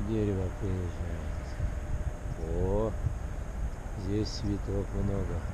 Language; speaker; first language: Russian; non-native, local second language; Uzbek